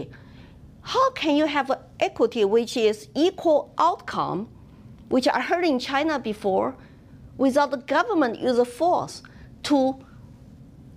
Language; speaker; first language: English; non-native, fluent; Chinese